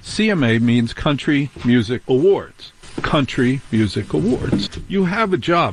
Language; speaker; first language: English; native; English